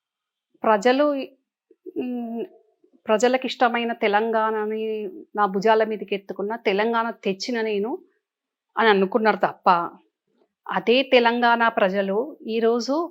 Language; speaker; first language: Telugu; native; Telugu